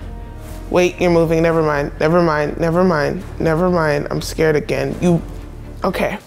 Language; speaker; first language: English; native; English